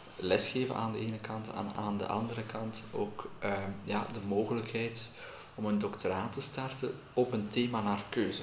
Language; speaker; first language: Dutch; native; Dutch